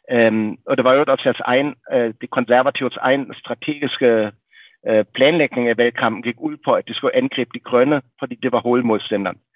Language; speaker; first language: Danish; native; Danish